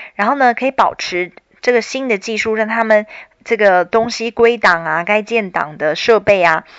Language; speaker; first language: Chinese; native; Chinese